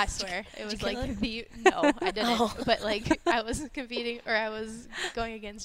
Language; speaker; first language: English; native; English